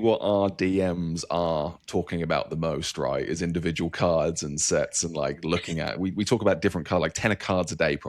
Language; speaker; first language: English; native; English